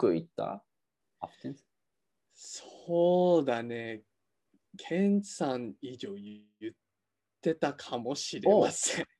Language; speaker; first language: Japanese; non-native, fluent; English